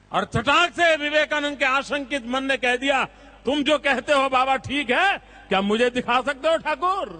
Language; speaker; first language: Hindi; non-native, local second language; Gujarati